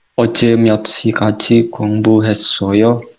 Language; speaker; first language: Korean; non-native, learner; Indonesian